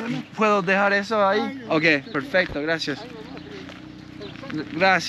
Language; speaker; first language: Spanish; non-native, learner; English